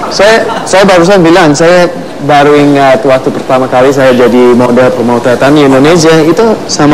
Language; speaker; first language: Indonesian; non-native, fluent; English